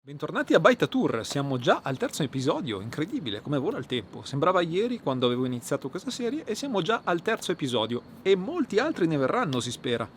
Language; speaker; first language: Italian; native; Italian